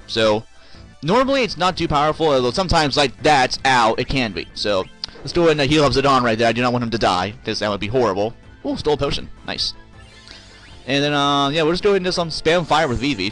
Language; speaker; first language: English; native; English